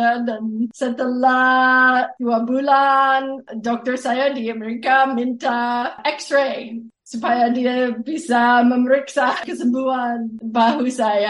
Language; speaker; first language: Indonesian; non-native, fluent; English